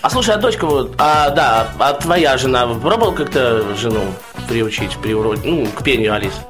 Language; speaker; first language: Russian; native; Russian